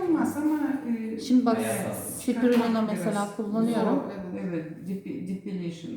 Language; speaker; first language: Turkish; non-native, learner; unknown